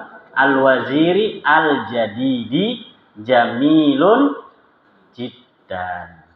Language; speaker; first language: Arabic; non-native, learner; Indonesian